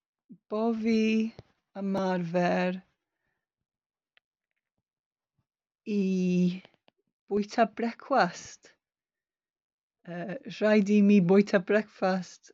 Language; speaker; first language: Welsh; non-native, learner; English